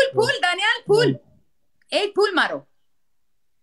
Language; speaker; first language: Hindi; non-native, local second language; Pashto